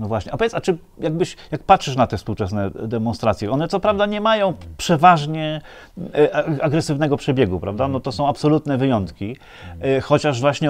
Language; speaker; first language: Polish; native; Polish